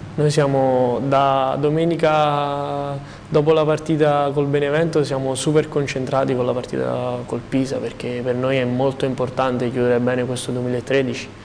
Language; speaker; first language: Italian; native; Italian